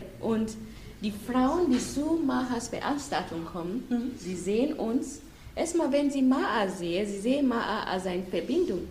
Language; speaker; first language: German; non-native, fluent; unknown